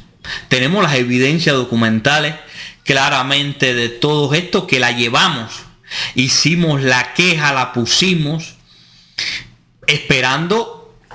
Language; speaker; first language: Spanish; native; Spanish